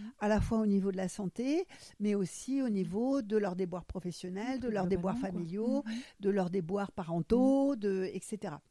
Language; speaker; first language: French; non-native, fluent; German